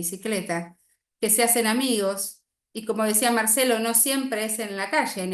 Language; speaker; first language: Spanish; native; Spanish